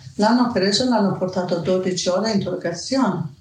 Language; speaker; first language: Italian; non-native, fluent; Persian